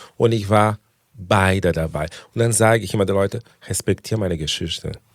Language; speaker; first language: German; non-native, fluent; Portuguese